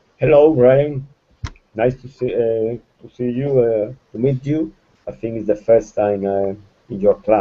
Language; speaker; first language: English; non-native, fluent; Spanish